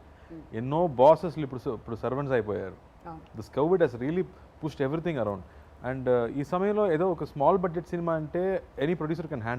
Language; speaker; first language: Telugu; non-native, fluent; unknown